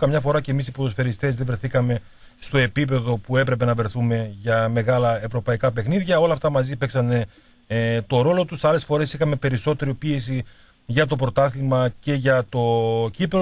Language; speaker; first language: Greek; native; Greek